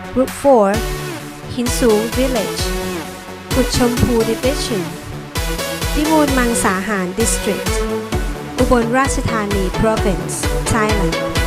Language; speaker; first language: English; non-native, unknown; Thai